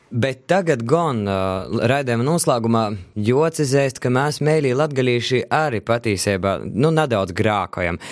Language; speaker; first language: Latvian; native; Latvian